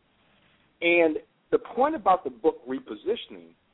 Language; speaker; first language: English; native; English